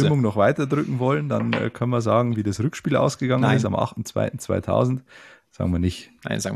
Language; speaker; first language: German; native; German